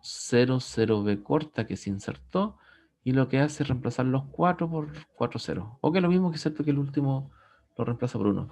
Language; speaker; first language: Spanish; native; Spanish